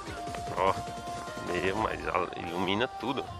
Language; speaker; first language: Portuguese; native; Portuguese